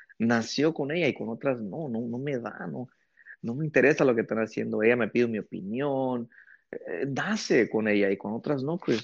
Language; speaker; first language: Spanish; early bilingual, heritage; Spanish